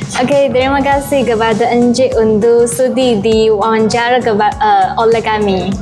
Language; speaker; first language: Malay; non-native, learner; Chinese